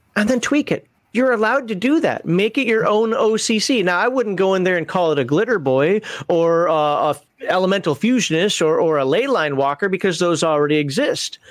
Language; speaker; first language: English; native; English